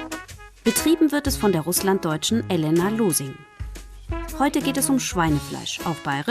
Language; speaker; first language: German; native; German